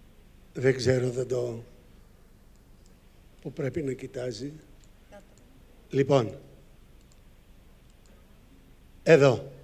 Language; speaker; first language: Greek; native; Greek